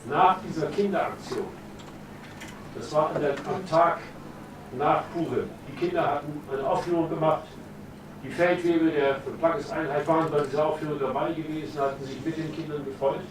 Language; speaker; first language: German; native; German